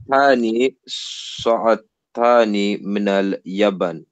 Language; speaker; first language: Arabic; non-native, learner; English